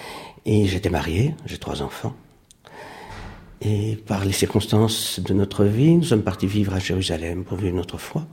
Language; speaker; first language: French; non-native, fluent; Spanish